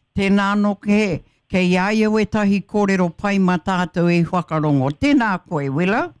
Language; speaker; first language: Māori; native; Māori